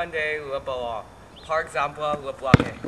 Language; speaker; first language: French; non-native, learner; English